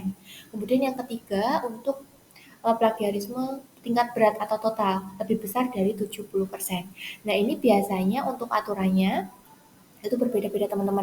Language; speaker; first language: Indonesian; native; Indonesian